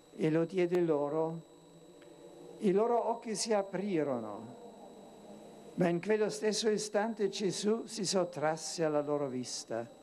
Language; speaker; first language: Italian; non-native, fluent; German